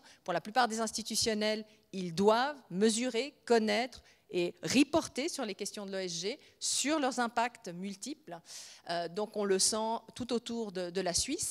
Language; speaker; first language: French; native; French